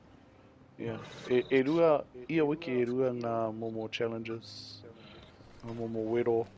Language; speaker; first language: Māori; non-native, local second language; English